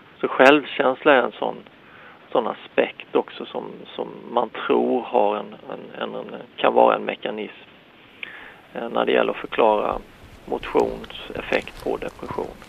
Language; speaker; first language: Swedish; native; Swedish